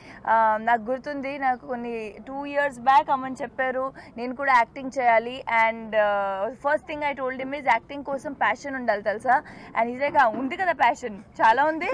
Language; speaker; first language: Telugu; non-native, fluent; Punjabi